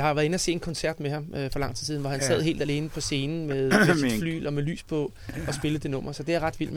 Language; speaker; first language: Danish; native; Danish